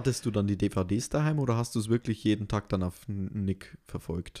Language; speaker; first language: German; native; German